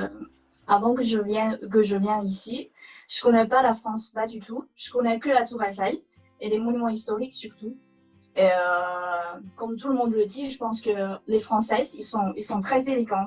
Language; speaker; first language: French; non-native, fluent; Chinese